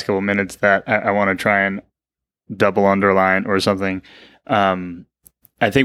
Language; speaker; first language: English; native; English